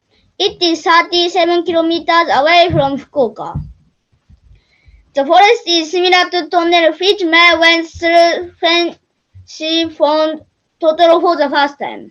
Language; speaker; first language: English; non-native, learner; Japanese